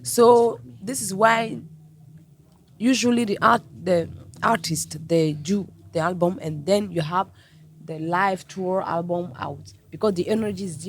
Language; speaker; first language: English; non-native, fluent; French